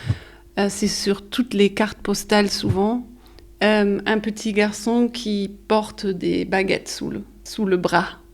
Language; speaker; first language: French; early bilingual, heritage; French